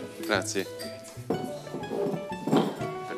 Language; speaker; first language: Italian; non-native, learner; Korean